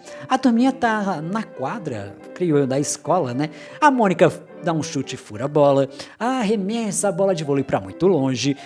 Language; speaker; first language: Portuguese; native; Portuguese